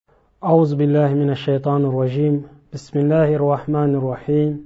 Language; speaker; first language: Arabic; non-native, fluent; Hausa